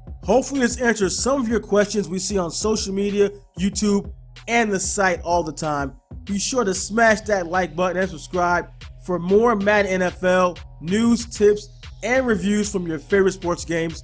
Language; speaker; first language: English; native; English